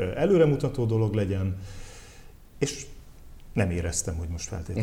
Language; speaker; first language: Hungarian; native; Hungarian